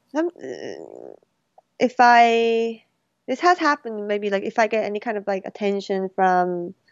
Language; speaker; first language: English; early bilingual, other home language; Korean